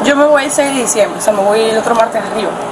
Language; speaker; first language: Spanish; native; Spanish